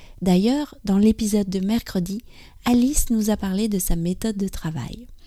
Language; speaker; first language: French; native; French